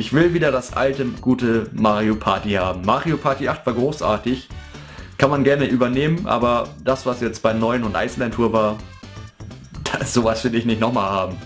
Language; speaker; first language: German; native; German